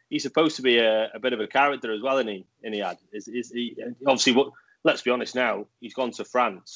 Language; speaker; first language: English; native; English